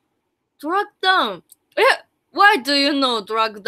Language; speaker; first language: English; non-native, learner; Japanese